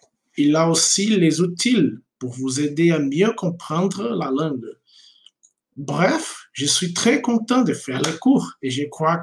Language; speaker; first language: French; non-native, learner; Portuguese